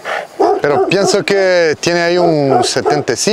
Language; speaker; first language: Spanish; non-native, learner; Portuguese